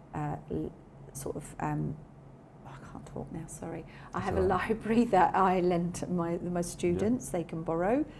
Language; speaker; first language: English; native; English